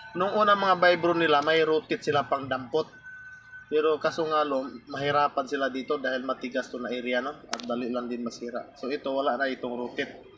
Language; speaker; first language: Filipino; non-native, local second language; Cebuano